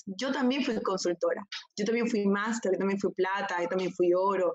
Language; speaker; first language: Spanish; native; Spanish